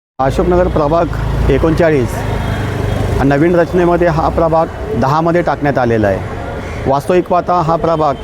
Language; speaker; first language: Marathi; native; Marathi